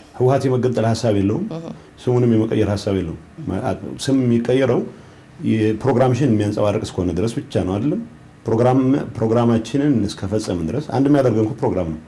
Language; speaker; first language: Amharic; non-native, local second language; Tigrinya